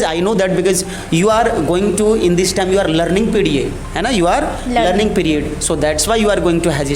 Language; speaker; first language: English; non-native, local second language; Hindi